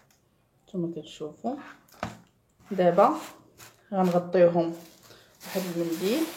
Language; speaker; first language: Arabic; native; Arabic